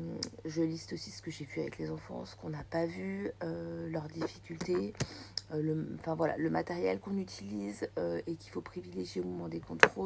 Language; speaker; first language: French; native; French